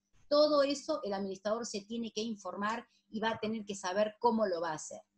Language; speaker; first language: Spanish; native; Spanish